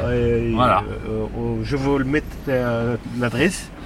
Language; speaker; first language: French; non-native, learner; Arabic